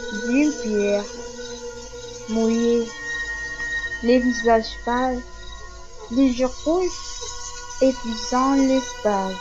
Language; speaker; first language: French; non-native, learner; Spanish